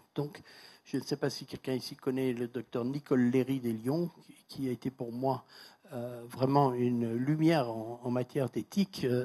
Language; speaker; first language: French; non-native, fluent; Persian